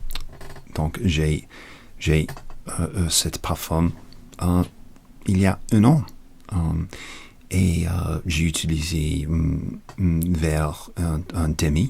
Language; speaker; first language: French; non-native, learner; English